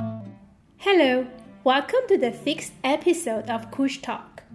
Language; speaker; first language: English; non-native, fluent; Persian